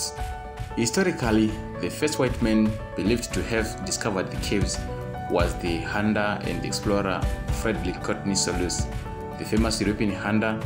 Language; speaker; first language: English; non-native, local second language; Shona